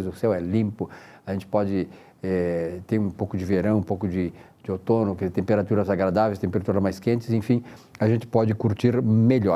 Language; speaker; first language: Portuguese; native; Portuguese